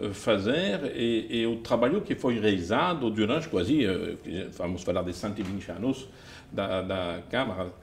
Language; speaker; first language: Portuguese; non-native, fluent; French